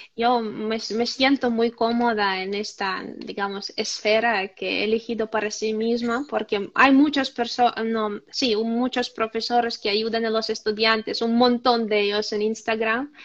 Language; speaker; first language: Spanish; non-native, fluent; Russian